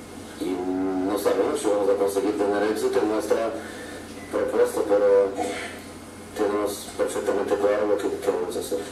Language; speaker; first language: Spanish; non-native, fluent; Portuguese